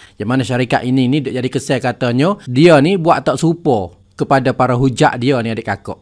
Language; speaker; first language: Malay; native; Malay